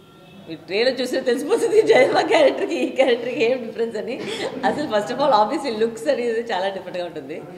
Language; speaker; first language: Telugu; non-native, local second language; Tamil